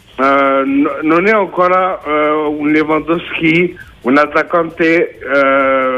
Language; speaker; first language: Italian; non-native, learner; French